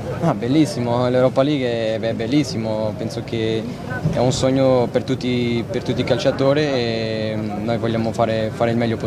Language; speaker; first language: Italian; non-native, fluent; Portuguese